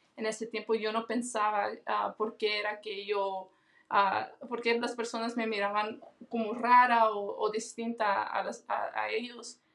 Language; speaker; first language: Spanish; early bilingual, heritage; Spanish